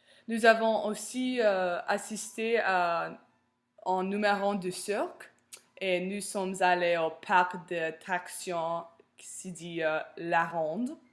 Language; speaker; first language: French; non-native, learner; English